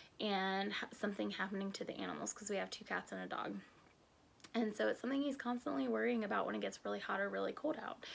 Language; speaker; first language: English; native; English